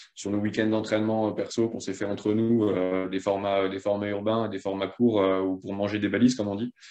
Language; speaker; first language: French; native; French